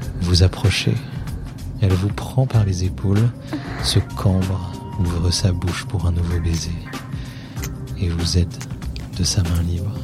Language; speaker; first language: French; native; French